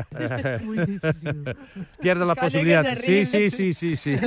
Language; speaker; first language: Spanish; non-native, learner; Dutch